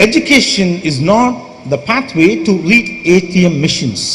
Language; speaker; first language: English; non-native, local second language; Tamil